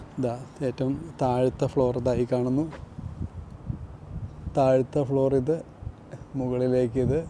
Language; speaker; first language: Malayalam; native; Malayalam